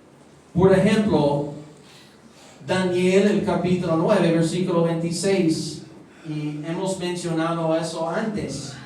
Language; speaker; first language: Spanish; non-native, fluent; English